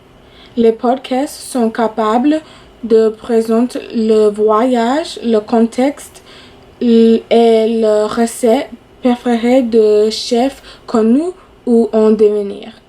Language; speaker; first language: French; non-native, fluent; English